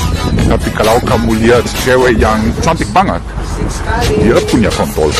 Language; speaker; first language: Indonesian; non-native, fluent; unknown